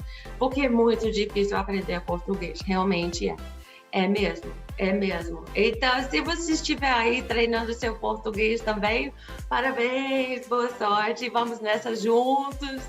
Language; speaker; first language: Portuguese; non-native, fluent; English